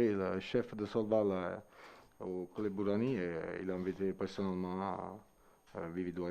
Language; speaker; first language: French; non-native, learner; Italian